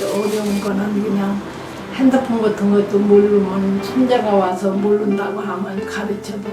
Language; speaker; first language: Korean; native; Korean